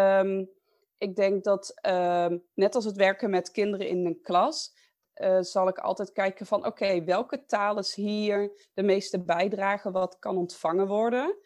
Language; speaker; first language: Dutch; native; Dutch